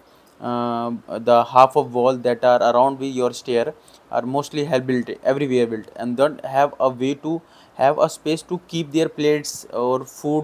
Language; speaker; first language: English; non-native, local second language; Hindi